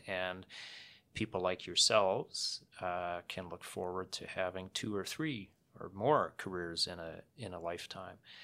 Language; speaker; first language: English; native; English